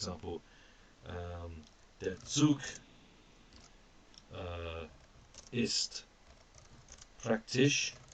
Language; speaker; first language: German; non-native, fluent; English